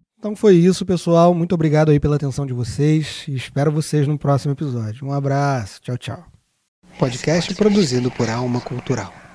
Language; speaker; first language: Portuguese; native; Portuguese